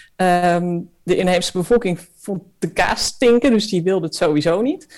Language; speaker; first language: Dutch; native; Dutch